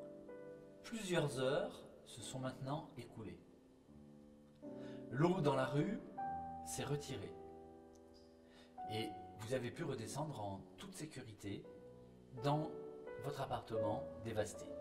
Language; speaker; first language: French; native; French